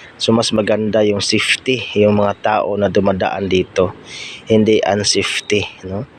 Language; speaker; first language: Filipino; non-native, local second language; Cebuano